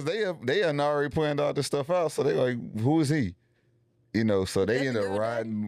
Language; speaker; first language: English; native; English